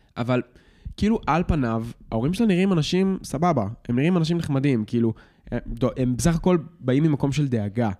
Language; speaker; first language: Hebrew; native; Hebrew